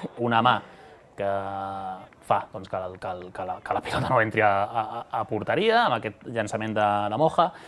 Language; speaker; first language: Catalan; native; Catalan